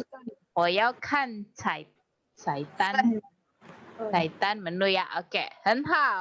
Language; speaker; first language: Chinese; non-native, fluent; Indonesian